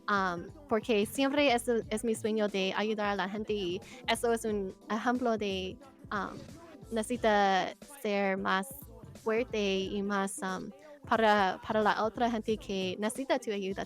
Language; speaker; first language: Spanish; non-native, learner; English